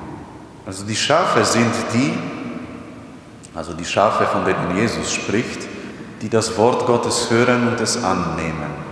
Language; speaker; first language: German; non-native, fluent; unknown